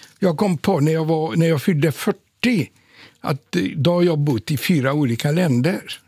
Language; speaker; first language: Swedish; non-native, fluent; Polish